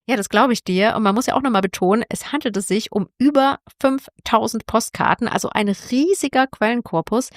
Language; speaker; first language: German; native; German